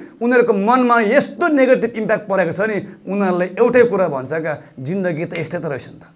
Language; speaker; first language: Nepali; non-native, local second language; Eastern Tamang